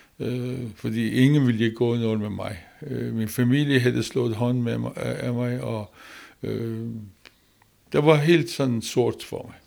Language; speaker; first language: Danish; non-native, learner; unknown